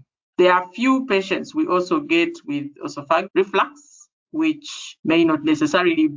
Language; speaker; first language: English; non-native, local second language; Ganda